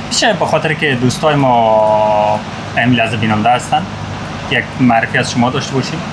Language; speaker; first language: Persian; native; Persian